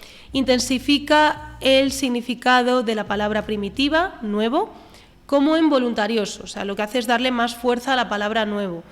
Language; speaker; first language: Spanish; native; Spanish